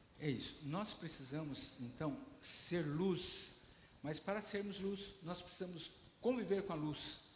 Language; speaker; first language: Portuguese; native; Portuguese